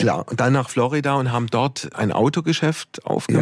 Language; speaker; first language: German; native; German